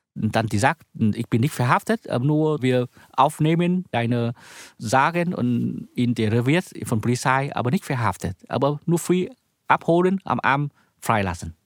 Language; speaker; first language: German; non-native, learner; Vietnamese